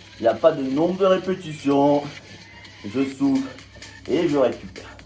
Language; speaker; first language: French; native; French